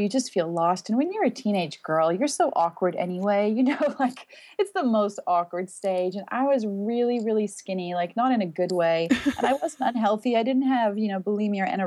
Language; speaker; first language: English; native; English